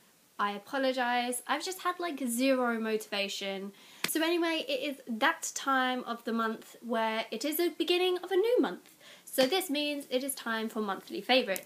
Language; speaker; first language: English; native; English